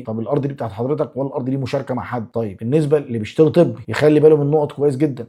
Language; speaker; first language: Arabic; native; Arabic